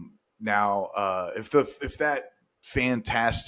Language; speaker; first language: English; native; English